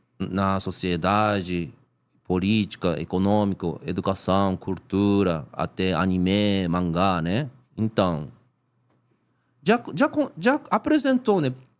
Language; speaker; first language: Portuguese; non-native, learner; Japanese